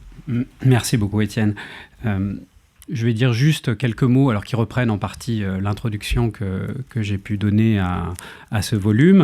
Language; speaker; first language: French; native; French